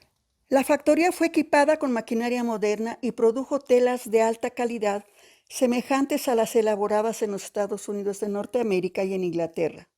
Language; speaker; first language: Spanish; native; Spanish